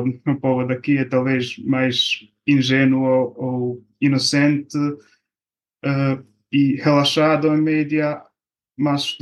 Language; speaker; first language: Portuguese; non-native, fluent; Bosnian